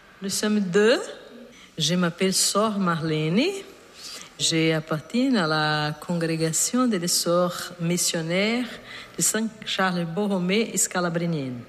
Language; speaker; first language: French; non-native, learner; Portuguese